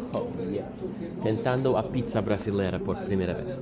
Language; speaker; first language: Portuguese; non-native, learner; English